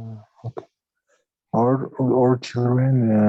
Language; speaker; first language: English; non-native, learner; Spanish